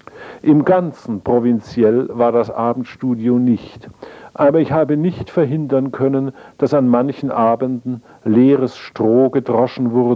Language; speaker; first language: German; native; German